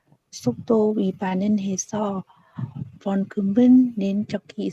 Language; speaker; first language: Korean; non-native, learner; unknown